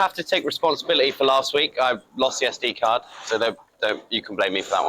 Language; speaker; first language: English; native; English